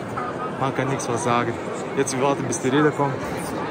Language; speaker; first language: German; non-native, learner; Arabic